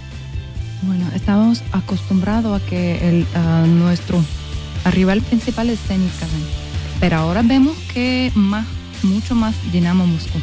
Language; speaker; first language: Spanish; non-native, learner; Russian